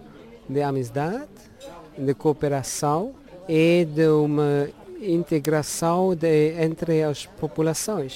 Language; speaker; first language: Portuguese; non-native, learner; Luxembourgish